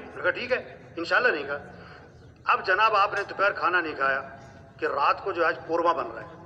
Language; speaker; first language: Urdu; non-native, local second language; Pashto